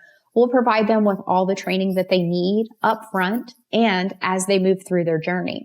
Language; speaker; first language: English; native; English